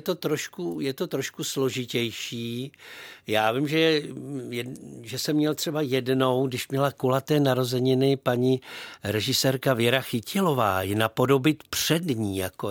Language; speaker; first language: Czech; native; Czech